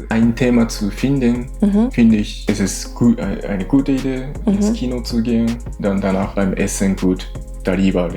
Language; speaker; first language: German; non-native, learner; Japanese